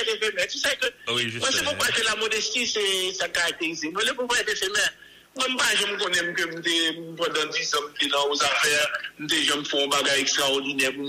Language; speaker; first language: French; non-native, local second language; Haitian Creole